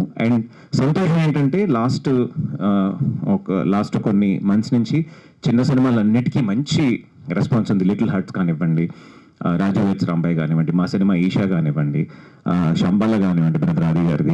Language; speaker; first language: Telugu; native; Telugu